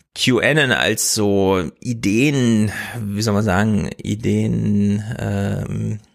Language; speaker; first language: German; native; German